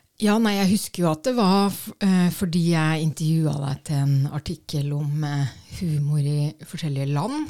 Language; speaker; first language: Norwegian; native; Norwegian